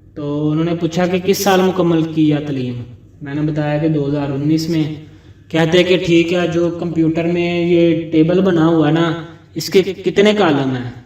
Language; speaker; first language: Urdu; non-native, local second language; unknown